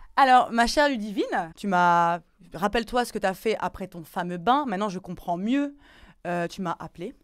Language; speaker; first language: French; native; French